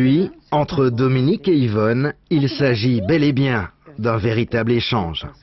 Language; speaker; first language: French; native; French